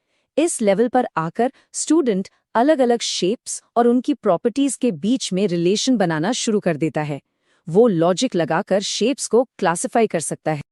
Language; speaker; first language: Hindi; native; Hindi